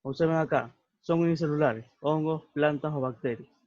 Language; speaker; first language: Spanish; native; Spanish